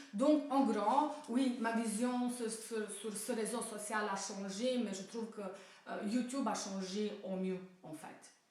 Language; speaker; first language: French; non-native, fluent; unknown